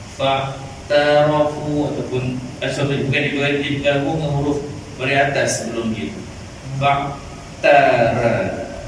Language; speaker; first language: Malay; native; Malay